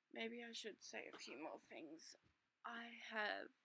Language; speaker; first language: English; native; English